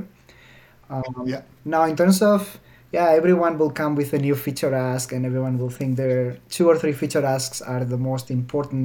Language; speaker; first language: English; non-native, fluent; Spanish